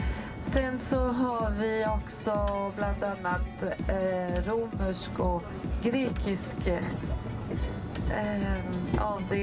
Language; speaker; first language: Swedish; non-native, fluent; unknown